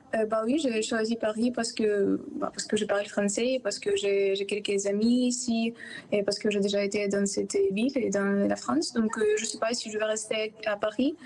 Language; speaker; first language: French; non-native, fluent; Ukrainian